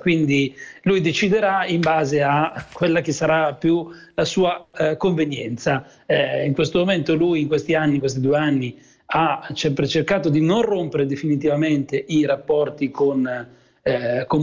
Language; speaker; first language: Italian; native; Italian